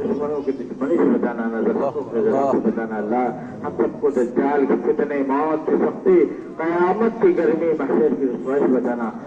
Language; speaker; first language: Urdu; native; Urdu